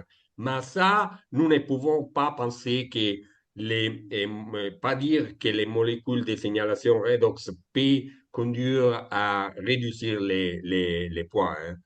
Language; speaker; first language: French; non-native, fluent; Italian